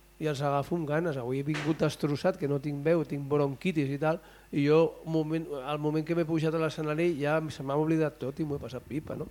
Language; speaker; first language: Catalan; non-native, local second language; Spanish